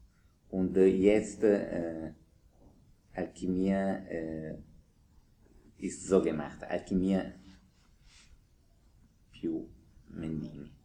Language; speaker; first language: German; non-native, fluent; Italian